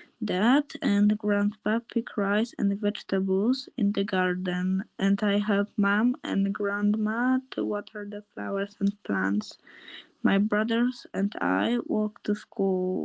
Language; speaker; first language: English; non-native, learner; Polish